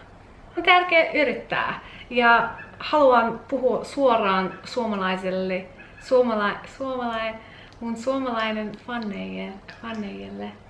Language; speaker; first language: Finnish; non-native, learner; English